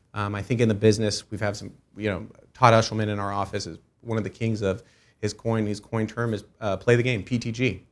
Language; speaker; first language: English; early bilingual, other home language; Persian